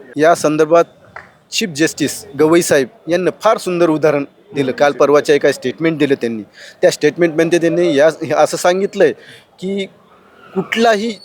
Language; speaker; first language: Marathi; native; Marathi